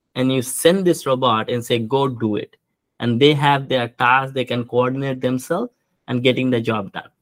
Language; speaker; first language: English; non-native, local second language; Bangla